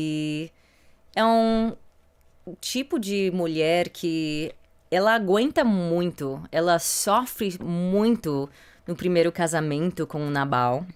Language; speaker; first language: Portuguese; non-native, fluent; English